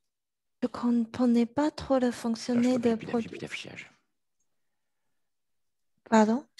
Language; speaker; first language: French; non-native, learner; Chinese